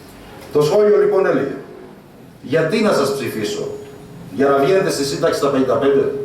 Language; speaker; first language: Greek; native; Greek